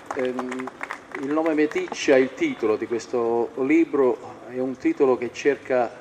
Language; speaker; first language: Italian; non-native, local second language; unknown